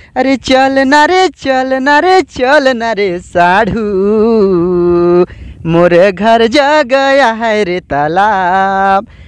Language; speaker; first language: Hindi; native; Hindi